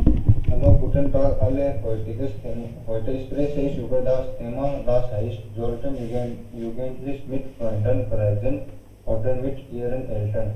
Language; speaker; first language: German; non-native, learner; Hindi